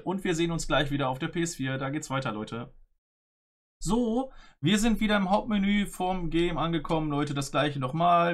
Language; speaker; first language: German; native; German